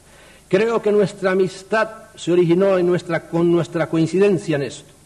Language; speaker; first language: Spanish; native; Spanish